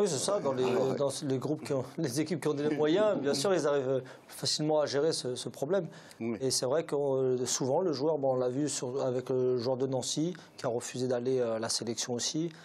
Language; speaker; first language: French; native; French